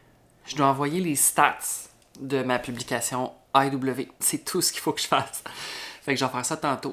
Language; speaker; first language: French; native; French